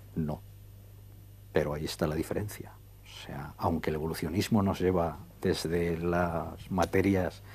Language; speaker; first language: Spanish; native; Spanish